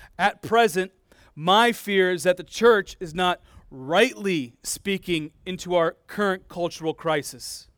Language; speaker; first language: English; native; English